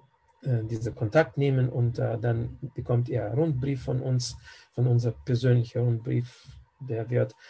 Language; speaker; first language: German; non-native, fluent; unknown